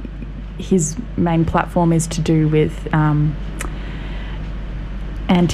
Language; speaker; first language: English; native; English